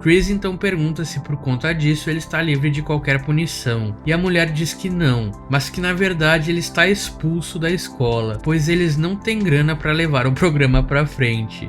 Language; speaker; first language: Portuguese; native; Portuguese